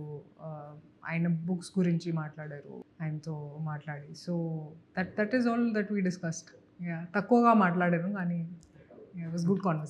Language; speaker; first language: Telugu; non-native, fluent; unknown